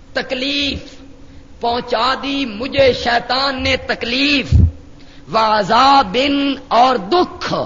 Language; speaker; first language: Urdu; non-native, local second language; Punjabi